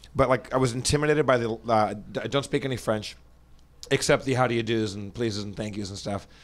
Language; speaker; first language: English; native; English